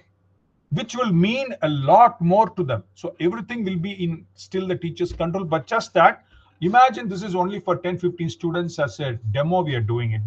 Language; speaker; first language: English; non-native, local second language; Tamil